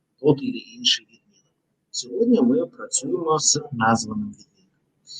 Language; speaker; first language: Ukrainian; non-native, local second language; Russian